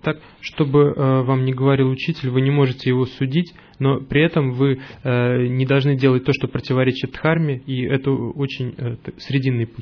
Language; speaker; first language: Russian; native; Russian